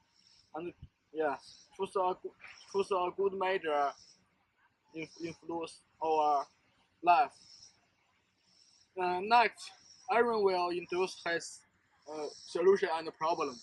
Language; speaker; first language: English; non-native, learner; Chinese